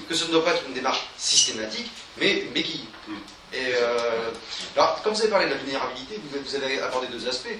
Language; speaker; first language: French; native; French